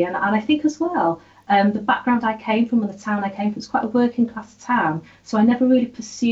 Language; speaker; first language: English; native; English